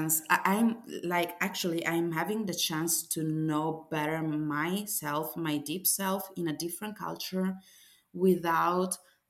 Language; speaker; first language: English; non-native, fluent; Italian